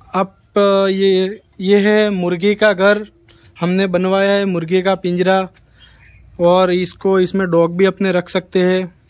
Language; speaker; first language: Hindi; non-native, local second language; Gujarati